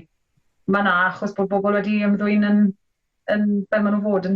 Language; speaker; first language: Welsh; native; Welsh